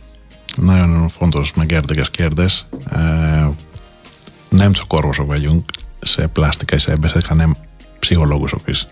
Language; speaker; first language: Hungarian; non-native, learner; Greek